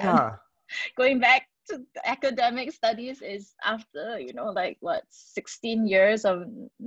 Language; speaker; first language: English; non-native, local second language; Cantonese